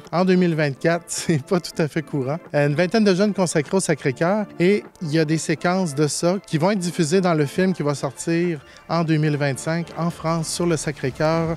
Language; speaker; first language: French; native; French